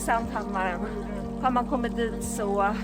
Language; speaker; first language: Swedish; native; Swedish